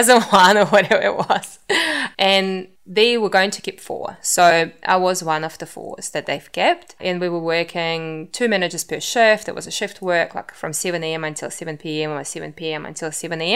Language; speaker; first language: English; non-native, fluent; Russian